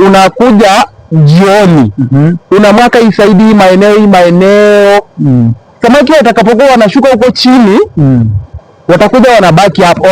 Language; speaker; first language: Swahili; non-native, local second language; Luyia